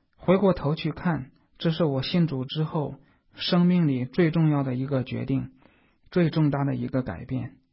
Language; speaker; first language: Chinese; native; Chinese